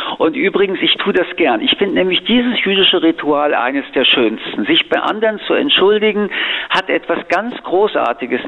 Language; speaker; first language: German; early bilingual, other home language; French